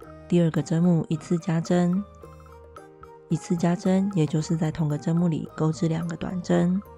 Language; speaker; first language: Chinese; native; Chinese